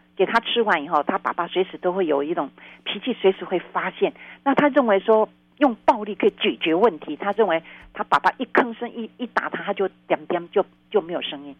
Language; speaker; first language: Chinese; non-native, local second language; Hakka Chinese